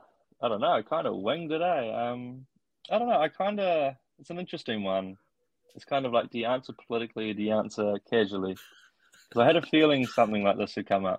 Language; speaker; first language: English; native; English